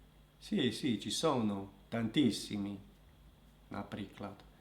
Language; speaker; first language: Italian; non-native, fluent; Slovak